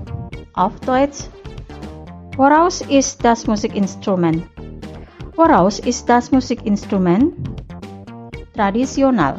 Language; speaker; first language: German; non-native, fluent; Indonesian